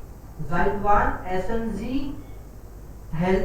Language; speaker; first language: German; non-native, learner; Hindi